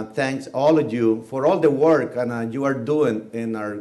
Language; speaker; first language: English; non-native, fluent; Spanish